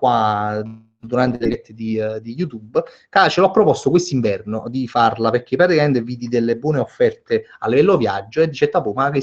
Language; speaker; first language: Italian; native; Italian